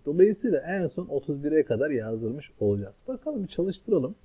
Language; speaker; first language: Turkish; native; Turkish